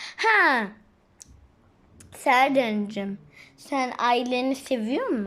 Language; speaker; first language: Turkish; non-native, learner; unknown